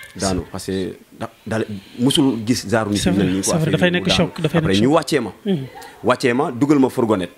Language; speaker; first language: Wolof; non-native, local second language; Jola-Fonyi